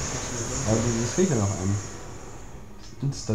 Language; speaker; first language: German; native; German